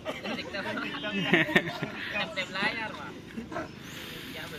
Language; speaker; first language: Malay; non-native, local second language; Madurese